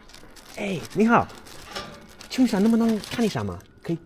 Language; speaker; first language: Chinese; non-native, fluent; English